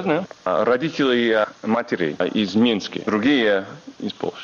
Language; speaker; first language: Russian; non-native, learner; English